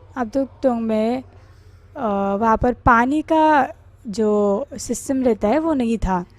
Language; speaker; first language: Hindi; non-native, fluent; Korean